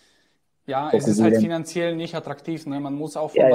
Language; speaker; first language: German; native; German